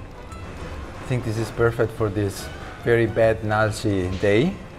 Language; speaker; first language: English; non-native, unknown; Italian